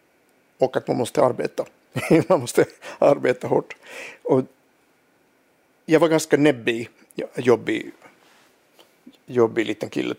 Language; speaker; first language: Swedish; non-native, local second language; Finnish